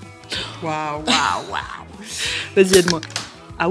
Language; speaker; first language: French; native; French